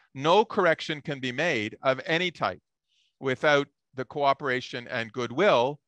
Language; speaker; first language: English; native; English